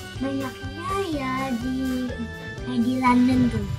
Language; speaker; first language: Indonesian; early bilingual, heritage; Indonesian